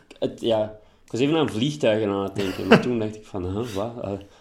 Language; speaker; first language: Dutch; native; Dutch